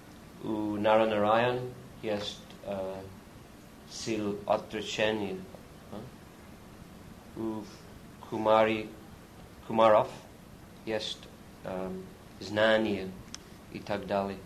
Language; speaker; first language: Russian; non-native, learner; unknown